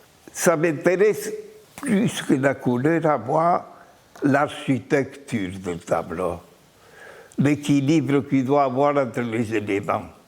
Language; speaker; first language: French; non-native, fluent; Spanish